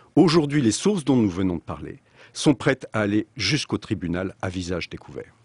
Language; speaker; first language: French; native; French